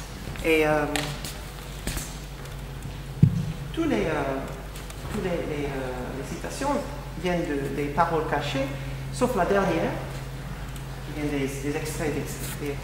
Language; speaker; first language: French; non-native, fluent; English